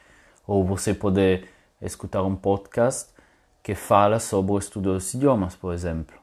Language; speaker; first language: Portuguese; non-native, fluent; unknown